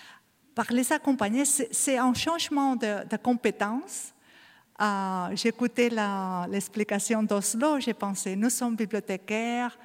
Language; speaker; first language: French; non-native, learner; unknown